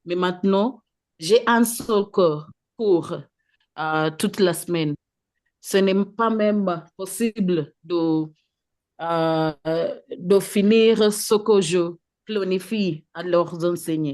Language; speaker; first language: French; non-native, fluent; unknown